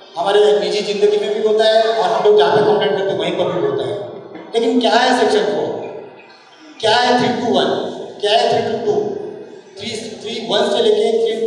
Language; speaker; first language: Hindi; non-native, local second language; Marathi